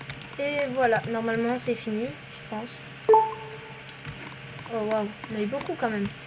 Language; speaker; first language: French; native; French